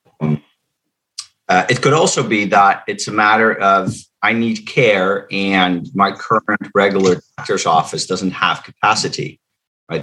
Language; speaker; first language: English; non-native, fluent; Dutch